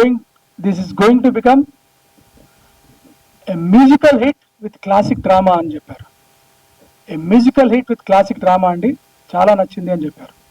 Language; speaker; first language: Telugu; native; Telugu